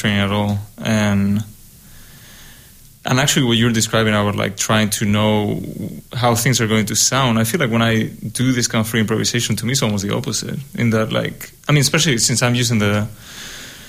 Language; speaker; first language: English; non-native, fluent; Spanish